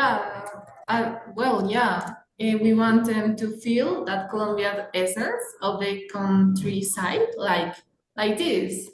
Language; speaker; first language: English; non-native, learner; Spanish